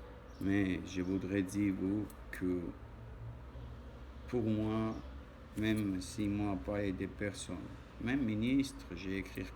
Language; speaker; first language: French; non-native, learner; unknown